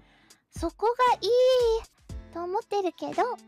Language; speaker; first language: Japanese; non-native, fluent; English